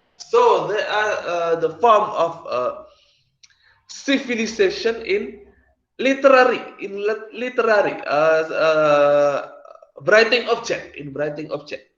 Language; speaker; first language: English; non-native, learner; Indonesian